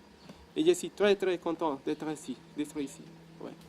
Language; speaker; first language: French; non-native, learner; Spanish